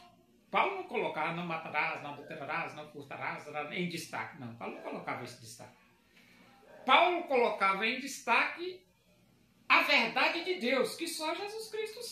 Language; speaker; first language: Portuguese; native; Portuguese